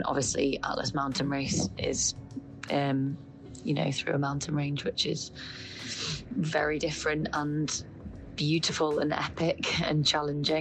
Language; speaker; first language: English; native; English